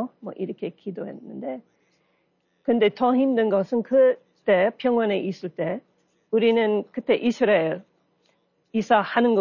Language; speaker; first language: Korean; non-native, learner; English